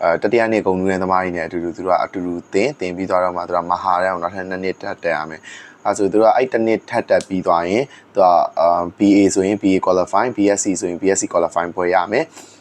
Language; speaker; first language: Burmese; native; Burmese